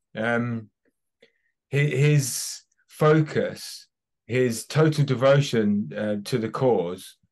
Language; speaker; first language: English; native; English